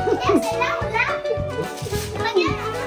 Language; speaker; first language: French; native; French